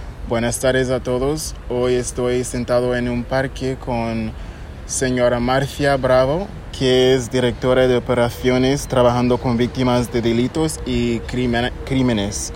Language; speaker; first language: Spanish; non-native, fluent; English